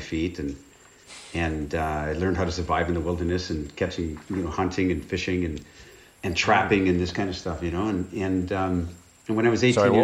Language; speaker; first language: English; native; English